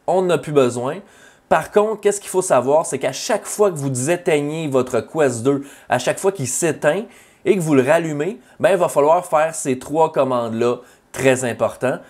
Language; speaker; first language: French; native; French